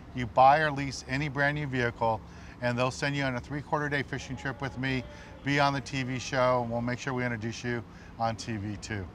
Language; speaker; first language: English; native; English